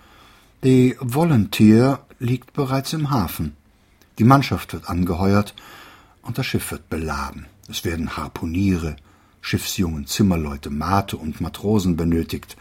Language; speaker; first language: German; native; German